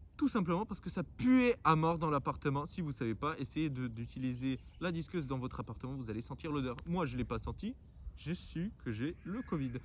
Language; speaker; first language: French; non-native, fluent; Ukrainian